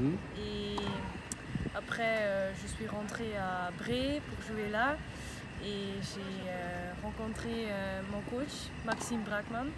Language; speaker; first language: French; non-native, local second language; Dutch